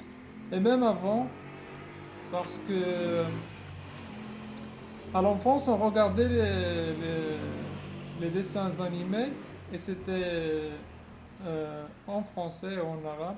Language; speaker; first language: French; non-native, local second language; Arabic